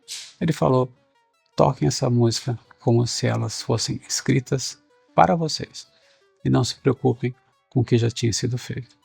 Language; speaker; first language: Portuguese; native; Portuguese